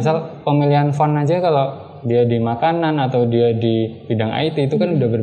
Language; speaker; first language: Indonesian; native; Indonesian